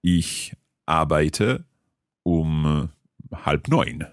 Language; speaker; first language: German; non-native, learner; English